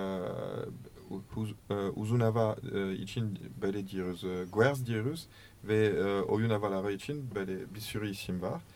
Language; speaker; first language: Turkish; non-native, learner; French